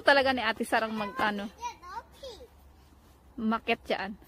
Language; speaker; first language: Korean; non-native, learner; Filipino